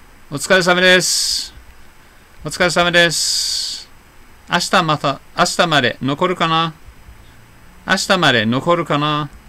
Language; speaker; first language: Japanese; non-native, fluent; English